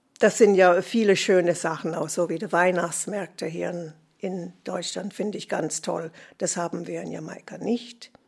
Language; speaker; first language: German; non-native, fluent; English